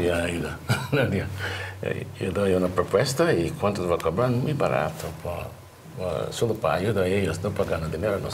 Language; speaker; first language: Spanish; non-native, learner; English